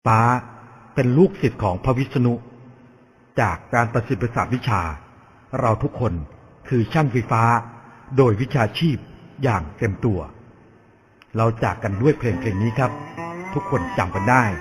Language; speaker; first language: Thai; native; Thai